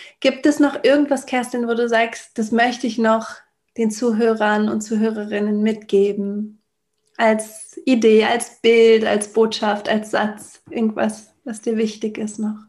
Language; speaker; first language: German; native; German